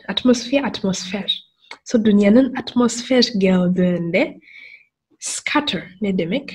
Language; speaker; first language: Turkish; non-native, learner; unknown